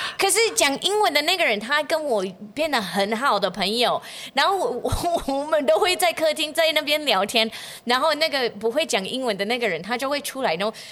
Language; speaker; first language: Chinese; non-native, fluent; English